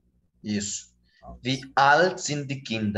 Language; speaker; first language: German; non-native, fluent; Portuguese